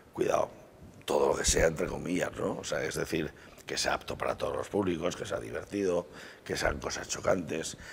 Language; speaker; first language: Spanish; native; Spanish